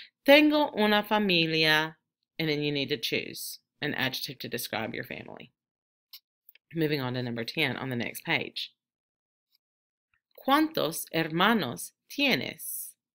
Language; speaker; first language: English; native; English